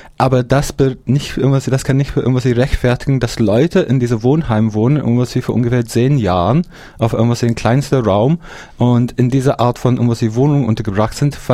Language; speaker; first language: German; non-native, fluent; English